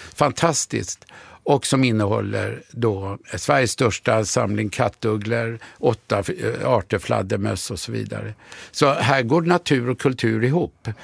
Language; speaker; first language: Swedish; native; Swedish